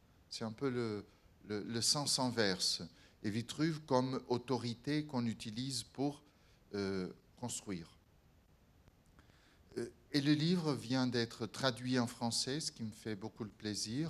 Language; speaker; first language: French; non-native, fluent; Portuguese